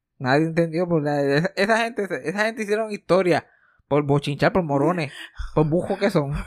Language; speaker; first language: Spanish; native; Spanish